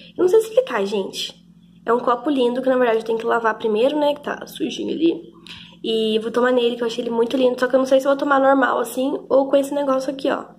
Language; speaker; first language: Portuguese; native; Portuguese